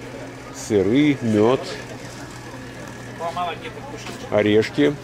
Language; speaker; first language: Russian; native; Russian